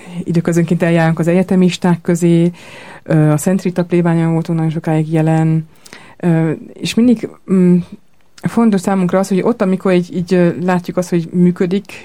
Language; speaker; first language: Hungarian; native; Hungarian